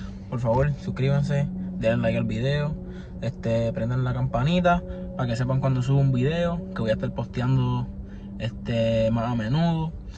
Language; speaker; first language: Spanish; early bilingual, heritage; Spanish